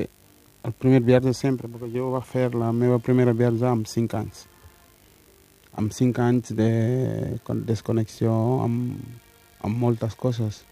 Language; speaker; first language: Catalan; early bilingual, other home language; Wolof